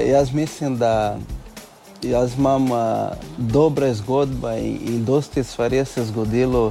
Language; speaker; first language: Slovenian; non-native, learner; Portuguese